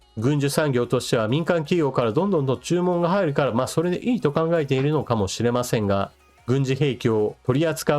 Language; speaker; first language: Japanese; native; Japanese